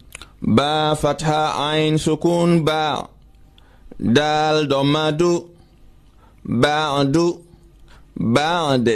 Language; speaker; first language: Arabic; non-native, fluent; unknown